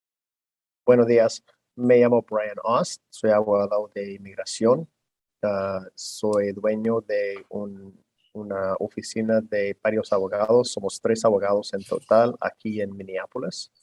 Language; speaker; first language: Spanish; non-native, fluent; English